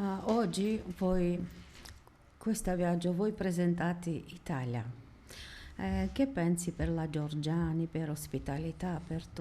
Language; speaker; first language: Italian; non-native, learner; Georgian